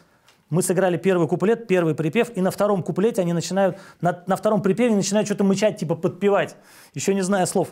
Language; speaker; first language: Russian; native; Russian